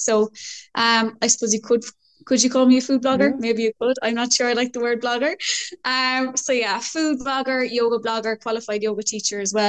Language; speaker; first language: English; native; English